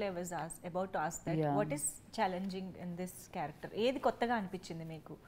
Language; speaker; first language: Telugu; native; Telugu